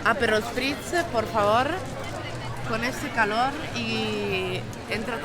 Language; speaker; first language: Spanish; non-native, local second language; Catalan